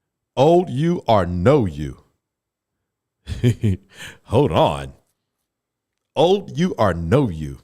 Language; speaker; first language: English; native; English